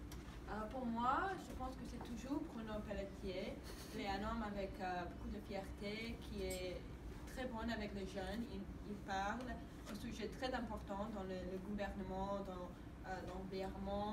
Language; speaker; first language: French; non-native, learner; English